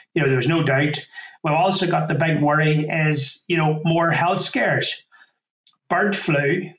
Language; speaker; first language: English; native; English